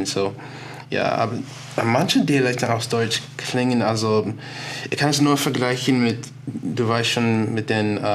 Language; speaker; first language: German; non-native, learner; English